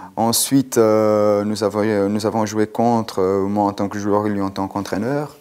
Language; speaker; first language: French; non-native, fluent; Portuguese